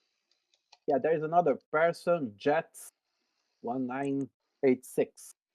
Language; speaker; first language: English; non-native, fluent; Portuguese